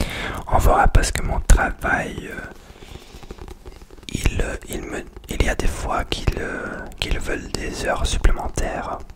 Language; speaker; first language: French; non-native, learner; English